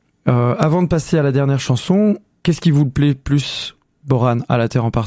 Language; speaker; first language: French; native; French